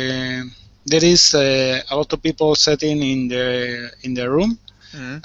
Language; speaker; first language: English; non-native, learner; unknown